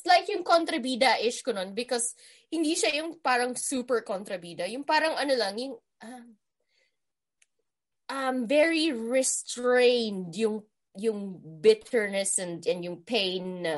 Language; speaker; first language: English; non-native, local second language; Filipino